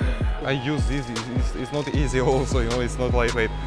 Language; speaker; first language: English; non-native, learner; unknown